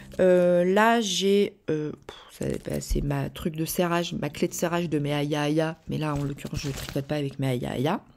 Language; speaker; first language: French; native; French